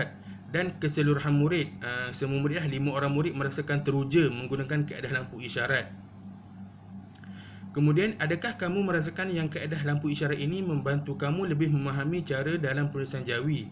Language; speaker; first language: Malay; native; Malay